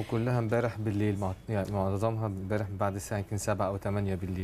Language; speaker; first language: Arabic; native; Arabic